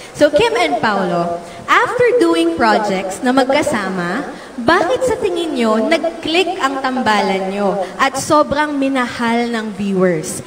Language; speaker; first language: Filipino; native; Filipino